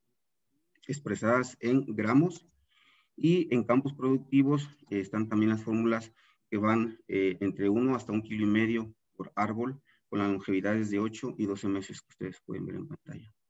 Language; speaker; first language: Spanish; native; Spanish